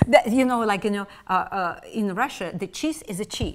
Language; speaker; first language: English; non-native, fluent; Russian